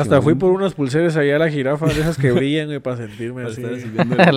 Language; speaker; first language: Spanish; native; Spanish